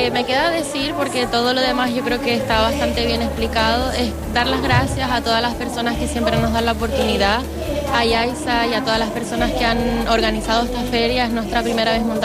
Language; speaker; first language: Spanish; native; Spanish